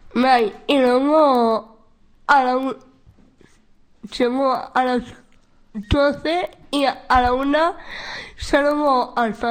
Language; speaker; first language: Spanish; non-native, local second language; Basque